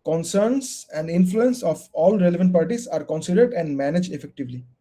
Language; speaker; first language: English; non-native, local second language; Bangla